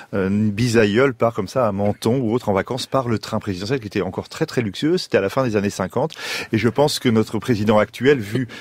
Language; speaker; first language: French; native; French